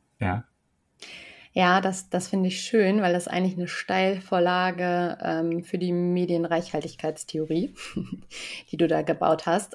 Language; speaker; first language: German; native; German